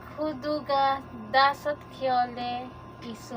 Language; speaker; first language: Korean; non-native, learner; Filipino